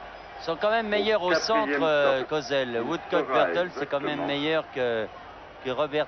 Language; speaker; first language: French; native; French